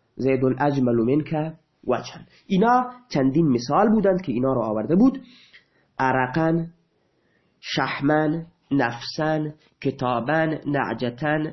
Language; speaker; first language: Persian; non-native, local second language; Baluchi